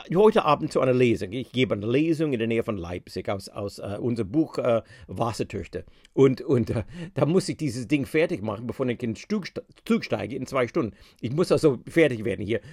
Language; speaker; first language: German; non-native, fluent; English